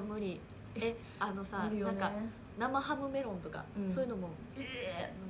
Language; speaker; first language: Japanese; native; Japanese